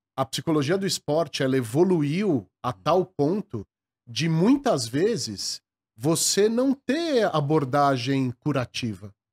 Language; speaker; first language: Portuguese; native; Portuguese